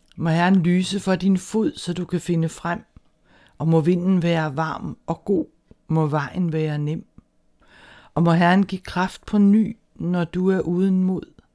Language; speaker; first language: Danish; native; Danish